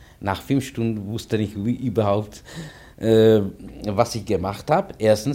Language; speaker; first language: German; non-native, fluent; Czech